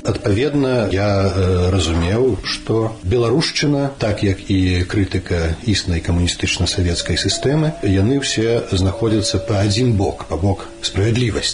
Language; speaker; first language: Belarusian; native; Belarusian